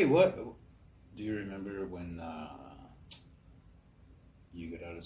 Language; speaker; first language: English; native; English